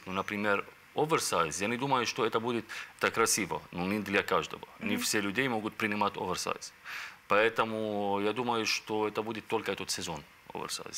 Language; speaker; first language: Russian; non-native, learner; Arabic